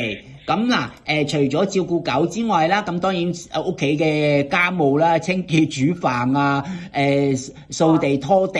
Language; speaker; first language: Cantonese; native; Cantonese